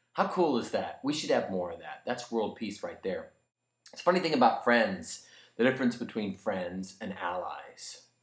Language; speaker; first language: English; native; English